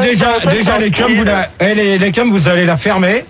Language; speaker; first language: French; native; French